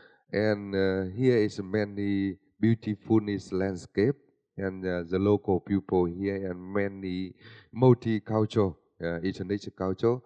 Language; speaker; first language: English; non-native, learner; Vietnamese